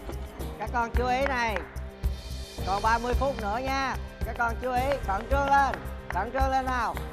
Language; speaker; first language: Vietnamese; native; Vietnamese